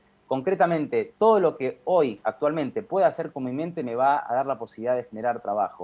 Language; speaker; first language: Spanish; native; Spanish